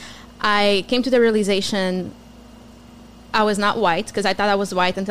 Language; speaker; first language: English; non-native, fluent; Portuguese